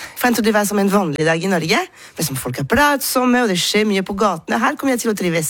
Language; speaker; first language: Norwegian; non-native, fluent; French